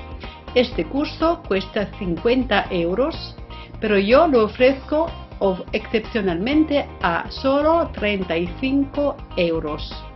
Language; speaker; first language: Spanish; non-native, fluent; Italian